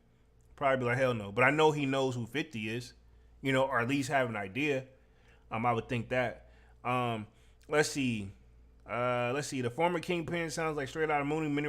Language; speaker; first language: English; native; English